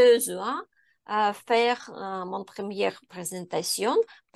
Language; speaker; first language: French; non-native, learner; Ukrainian